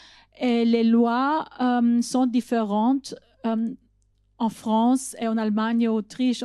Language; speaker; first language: French; non-native, fluent; German